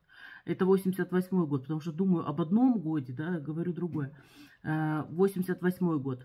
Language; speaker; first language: Russian; native; Russian